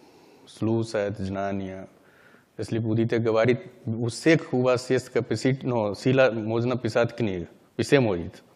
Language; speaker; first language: Russian; non-native, learner; Hindi